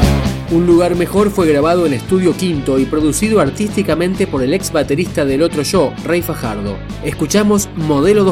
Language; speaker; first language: Spanish; native; Spanish